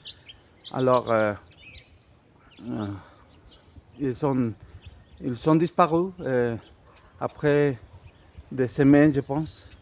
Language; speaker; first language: French; non-native, fluent; Spanish